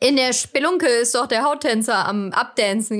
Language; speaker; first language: German; native; German